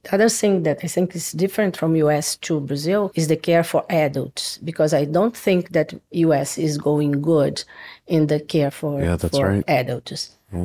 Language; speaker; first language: English; non-native, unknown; Portuguese